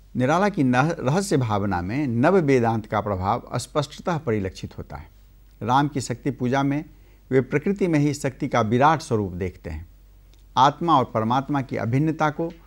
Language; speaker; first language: Hindi; native; Hindi